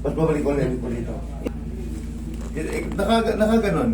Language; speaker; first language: Filipino; native; Filipino